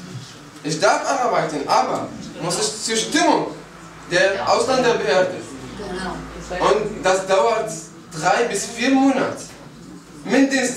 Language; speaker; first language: German; non-native, learner; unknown